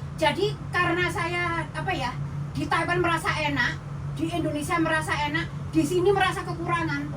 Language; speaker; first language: Indonesian; non-native, local second language; Javanese